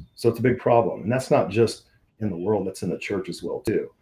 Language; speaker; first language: English; native; English